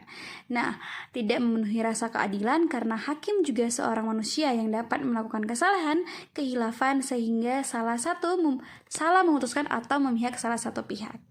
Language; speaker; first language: Indonesian; native; Indonesian